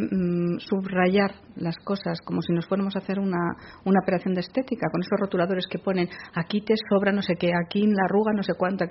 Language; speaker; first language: Spanish; native; Spanish